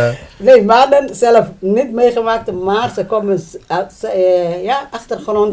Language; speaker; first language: Dutch; non-native, learner; Somali